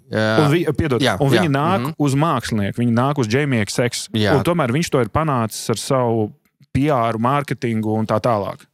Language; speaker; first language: Latvian; native; Latvian